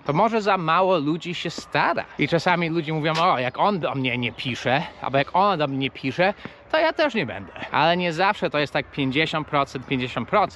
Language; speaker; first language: Polish; non-native, fluent; English